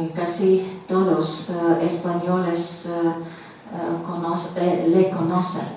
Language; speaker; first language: Spanish; non-native, fluent; Latvian